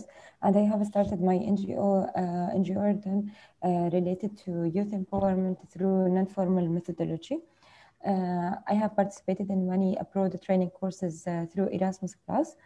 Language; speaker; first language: English; non-native, fluent; Arabic